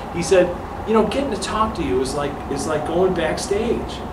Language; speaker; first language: English; native; English